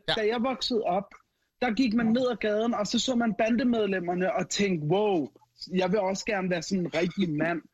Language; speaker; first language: Danish; early bilingual, other home language; Arabic